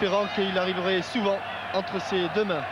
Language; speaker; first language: French; native; French